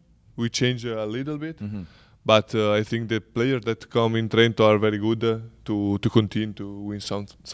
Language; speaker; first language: English; non-native, learner; Italian